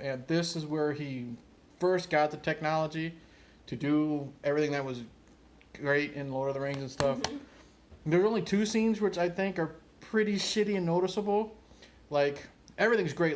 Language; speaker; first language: English; native; English